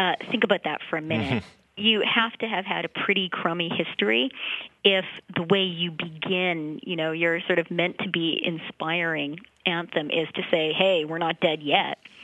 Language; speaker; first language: English; early bilingual, other home language; Ukrainian